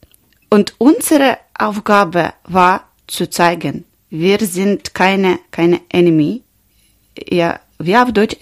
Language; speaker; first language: German; non-native, learner; Ukrainian